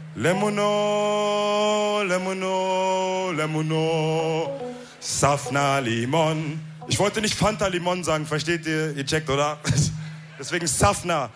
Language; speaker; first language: German; early bilingual, other home language; Wolof